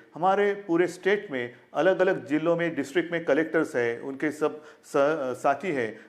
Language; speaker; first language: Hindi; non-native, local second language; Marathi